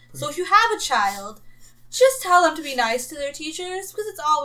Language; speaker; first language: English; native; English